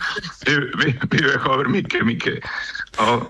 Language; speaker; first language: Swedish; non-native, learner; Spanish